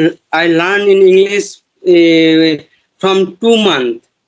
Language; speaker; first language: English; non-native, learner; Bangla